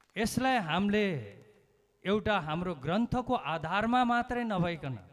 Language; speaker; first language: Nepali; native; Nepali